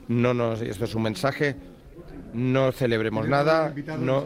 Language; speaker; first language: Spanish; native; Spanish